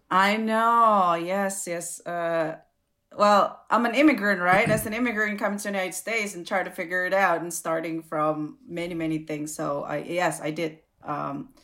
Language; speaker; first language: English; non-native, fluent; Indonesian